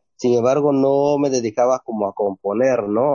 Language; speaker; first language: Spanish; non-native, local second language; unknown